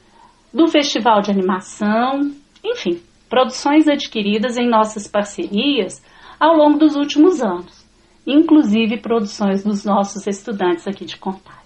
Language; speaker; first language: Portuguese; native; Portuguese